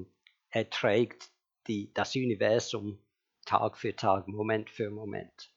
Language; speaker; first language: German; non-native, fluent; English